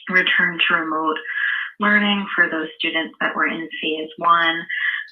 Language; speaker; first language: English; native; English